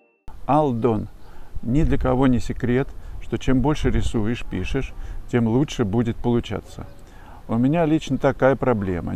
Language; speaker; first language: Russian; native; Russian